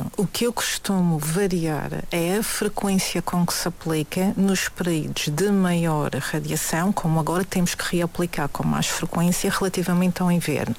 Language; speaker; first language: Portuguese; native; Portuguese